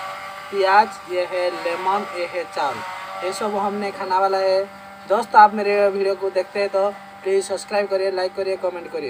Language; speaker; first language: Hindi; non-native, local second language; Odia